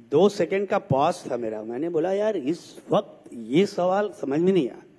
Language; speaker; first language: Hindi; native; Hindi